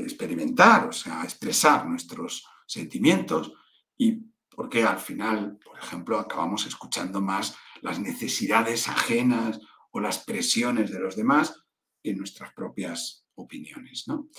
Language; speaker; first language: Spanish; native; Spanish